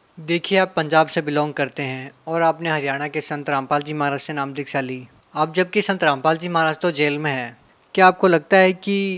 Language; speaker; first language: Hindi; native; Hindi